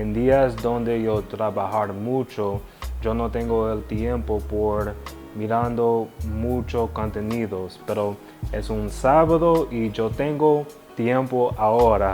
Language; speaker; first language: Spanish; non-native, learner; English